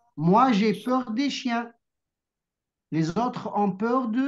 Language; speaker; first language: French; non-native, local second language; Arabic